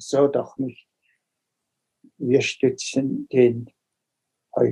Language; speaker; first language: German; non-native, fluent; Tuvinian